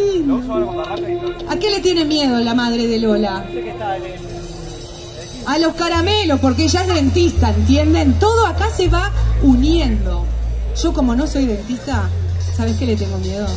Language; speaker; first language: Spanish; native; Spanish